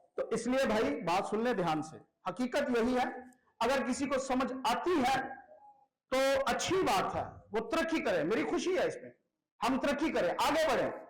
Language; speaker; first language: Hindi; non-native, local second language; Punjabi